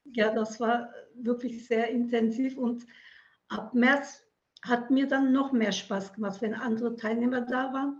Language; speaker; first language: German; early bilingual, other home language; Turkish